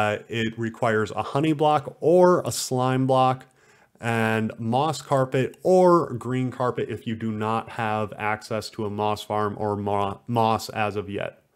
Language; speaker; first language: English; native; English